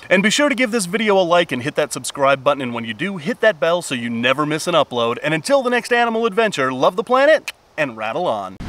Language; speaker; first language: English; native; English